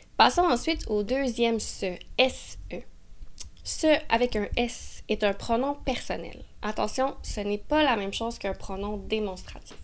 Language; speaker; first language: French; native; French